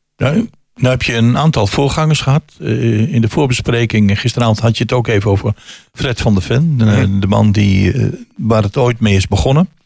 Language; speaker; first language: Dutch; native; Dutch